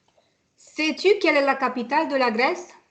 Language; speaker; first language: French; non-native, fluent; Hungarian